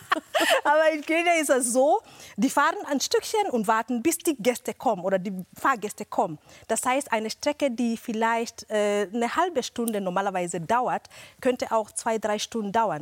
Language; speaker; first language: German; non-native, fluent; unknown